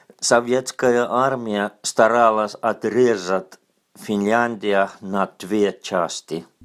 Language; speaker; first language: Russian; non-native, learner; Finnish